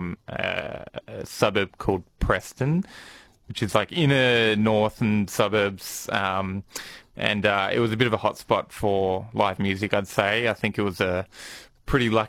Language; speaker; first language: English; native; English